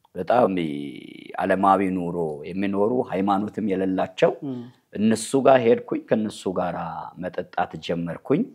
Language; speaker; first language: Amharic; non-native, local second language; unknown